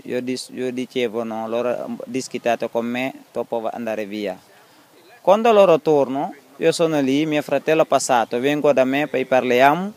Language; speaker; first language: Italian; non-native, learner; Wolof